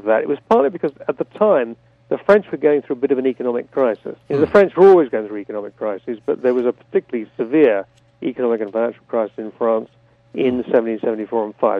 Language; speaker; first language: English; native; English